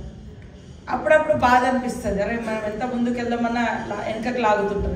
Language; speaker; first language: Telugu; native; Telugu